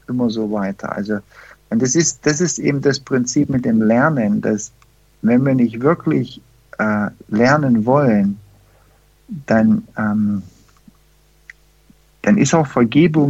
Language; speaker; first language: German; early bilingual, heritage; German